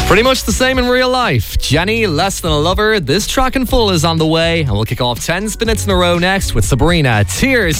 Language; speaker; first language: English; native; English